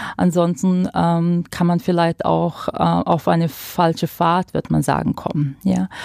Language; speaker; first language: German; non-native, fluent; Croatian